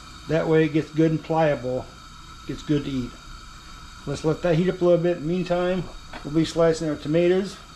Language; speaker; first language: English; native; English